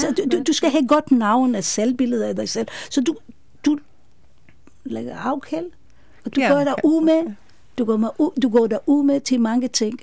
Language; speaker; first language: Danish; non-native, fluent; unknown